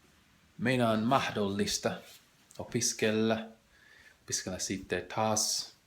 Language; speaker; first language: Finnish; non-native, learner; English